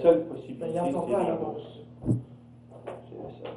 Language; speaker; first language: French; native; French